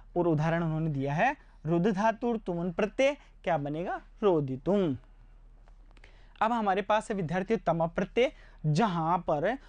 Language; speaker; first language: Hindi; native; Hindi